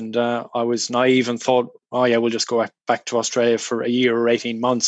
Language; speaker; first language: English; native; English